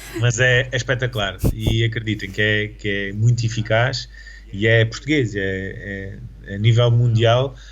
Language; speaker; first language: Portuguese; native; Portuguese